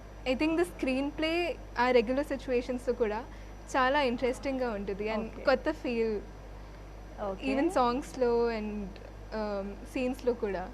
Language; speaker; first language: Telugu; non-native, fluent; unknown